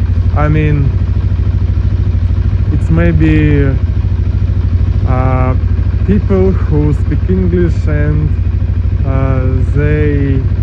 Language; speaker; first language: English; non-native, learner; Russian